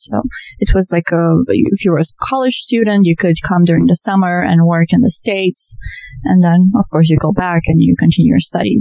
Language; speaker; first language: English; non-native, fluent; Romanian